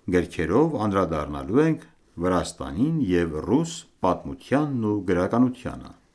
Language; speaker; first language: Armenian; native; Armenian